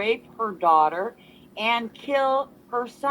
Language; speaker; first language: English; native; English